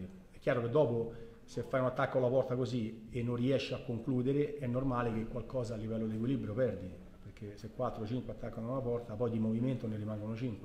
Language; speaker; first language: Italian; native; Italian